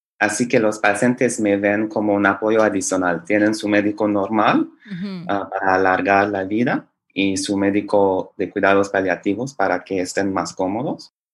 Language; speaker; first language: Spanish; non-native, fluent; English